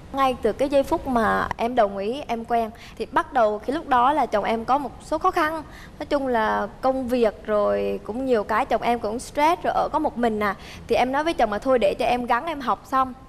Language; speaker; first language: Vietnamese; early bilingual, heritage; Vietnamese